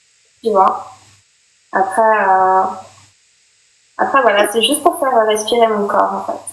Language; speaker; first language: French; native; French